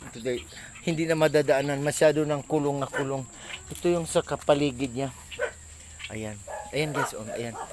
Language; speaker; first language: Filipino; non-native, local second language; Cebuano